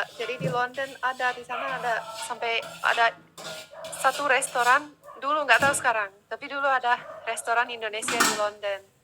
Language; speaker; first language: Indonesian; non-native, fluent; Finnish